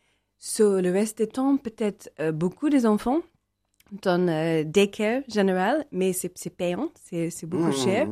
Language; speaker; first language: French; non-native, learner; English